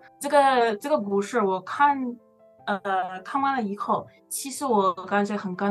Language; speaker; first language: Chinese; non-native, learner; English